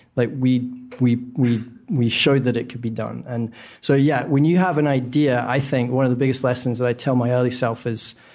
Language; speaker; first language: English; native; English